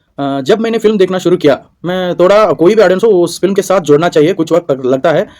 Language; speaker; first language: Hindi; non-native, local second language; Kannada